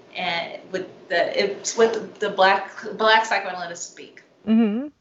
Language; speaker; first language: English; native; English